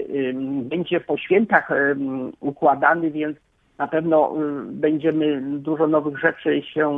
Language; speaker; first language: Polish; native; Polish